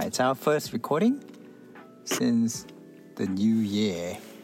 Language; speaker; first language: English; non-native, fluent; Korean